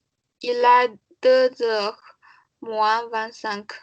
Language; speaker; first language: French; non-native, learner; Chinese